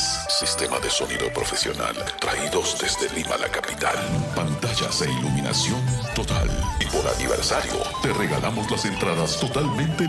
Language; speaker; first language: Spanish; native; Spanish